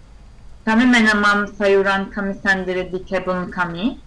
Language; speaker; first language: Indonesian; non-native, learner; Turkish